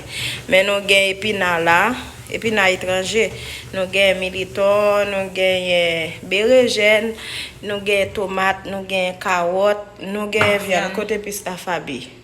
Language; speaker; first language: French; non-native, local second language; Haitian Creole